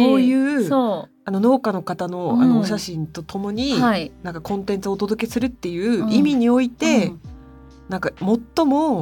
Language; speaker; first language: Japanese; native; Japanese